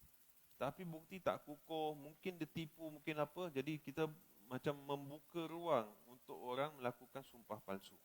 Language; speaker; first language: Malay; native; Malay